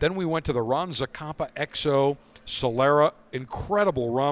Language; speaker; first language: English; native; English